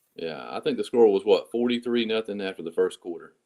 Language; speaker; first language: English; native; English